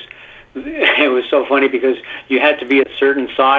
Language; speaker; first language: English; non-native, fluent; Italian